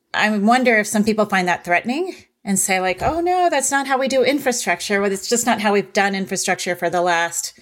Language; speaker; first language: English; early bilingual, other home language; Hindi